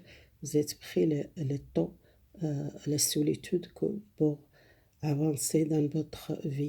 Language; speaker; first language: French; non-native, learner; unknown